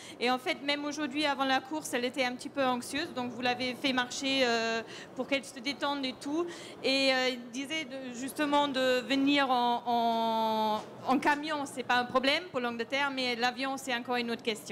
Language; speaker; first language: French; native; French